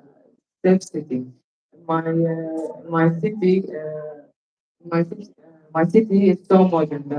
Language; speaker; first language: English; non-native, learner; Arabic